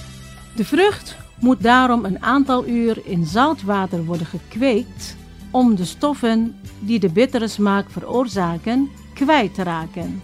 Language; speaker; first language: Dutch; non-native, fluent; Indonesian